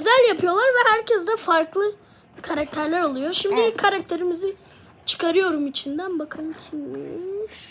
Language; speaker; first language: Turkish; native; Turkish